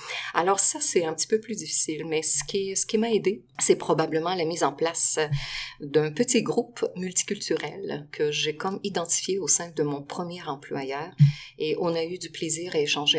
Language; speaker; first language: French; non-native, fluent; Russian